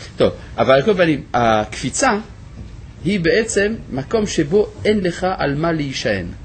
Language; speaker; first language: Hebrew; non-native, fluent; French